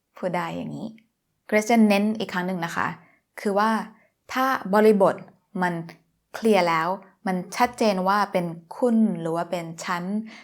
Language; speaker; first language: Thai; native; Thai